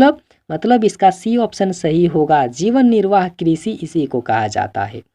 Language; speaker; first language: Hindi; native; Hindi